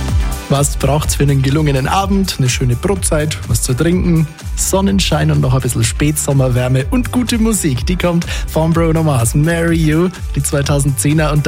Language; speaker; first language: German; native; German